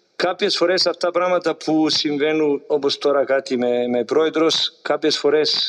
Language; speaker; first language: Greek; non-native, learner; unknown